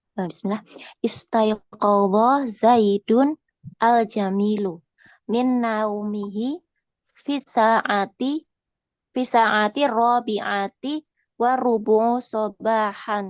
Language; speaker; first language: Arabic; non-native, learner; Indonesian